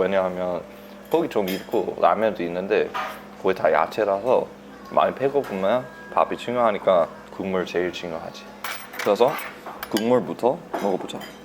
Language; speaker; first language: Korean; non-native, fluent; English